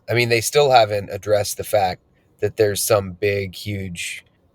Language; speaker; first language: English; native; English